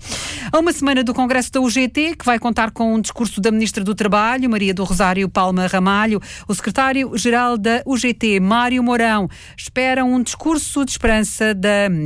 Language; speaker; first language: Portuguese; native; Portuguese